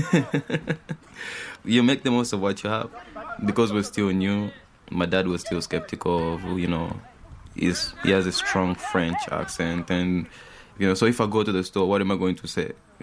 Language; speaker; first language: English; non-native, fluent; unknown